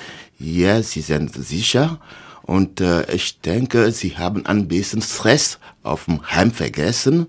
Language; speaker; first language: German; non-native, learner; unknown